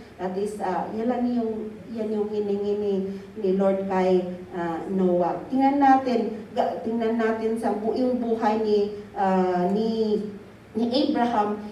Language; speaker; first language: Filipino; native; Filipino